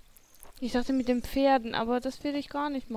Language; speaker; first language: German; non-native, fluent; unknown